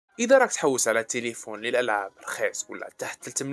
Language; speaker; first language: Arabic; native; Arabic